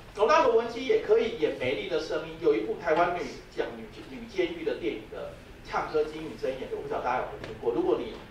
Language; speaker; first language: Chinese; native; Chinese